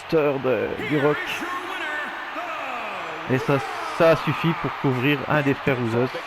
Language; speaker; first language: French; native; French